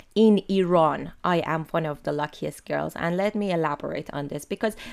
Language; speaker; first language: English; non-native, fluent; Persian